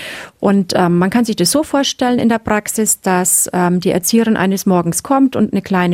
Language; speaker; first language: German; native; German